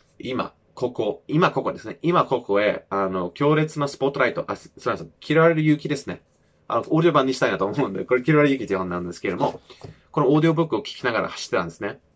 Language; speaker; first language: Japanese; non-native, fluent; English